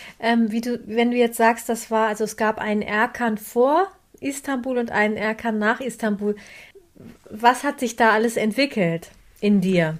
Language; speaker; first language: German; early bilingual, other home language; Turkish